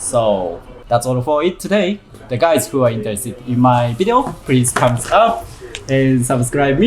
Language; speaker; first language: English; non-native, learner; Japanese